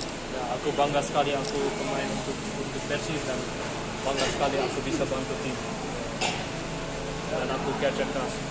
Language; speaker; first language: Indonesian; non-native, learner; Dutch